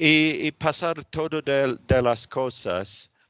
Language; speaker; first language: Spanish; non-native, learner; English